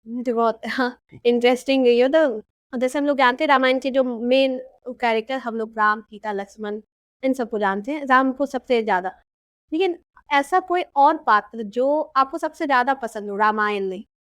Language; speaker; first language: Hindi; native; Hindi